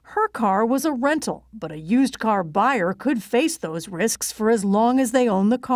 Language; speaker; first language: English; native; English